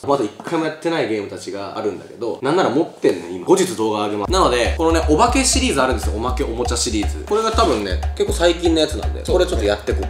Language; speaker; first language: Japanese; native; Japanese